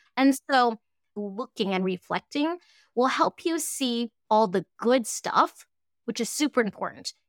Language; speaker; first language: English; early bilingual, other home language; Cantonese